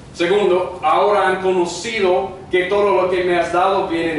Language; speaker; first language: Spanish; non-native, fluent; English